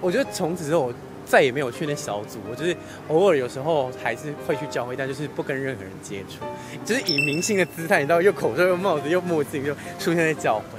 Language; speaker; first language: Chinese; early bilingual, other home language; Filipino